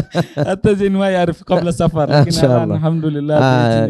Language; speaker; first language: Arabic; non-native, learner; Indonesian